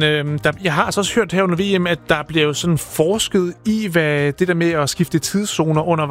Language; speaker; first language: Danish; native; Danish